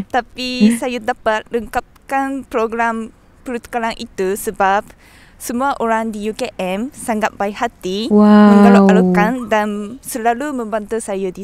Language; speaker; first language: Indonesian; non-native, fluent; Japanese